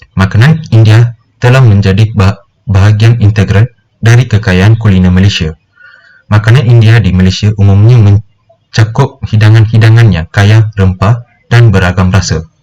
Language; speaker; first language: Malay; non-native, local second language; Tamil